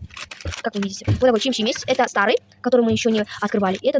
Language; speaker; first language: Russian; non-native, local second language; Kazakh